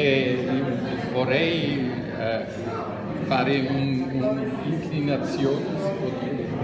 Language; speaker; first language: Italian; non-native, fluent; German